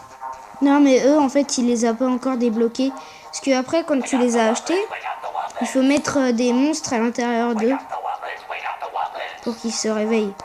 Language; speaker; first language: French; native; French